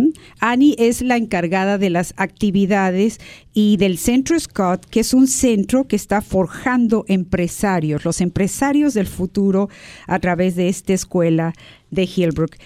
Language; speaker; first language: Spanish; native; Spanish